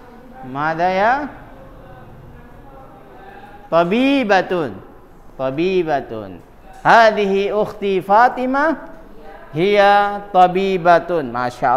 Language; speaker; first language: Arabic; non-native, fluent; Indonesian